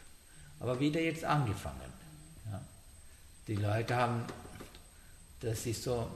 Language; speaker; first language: German; non-native, learner; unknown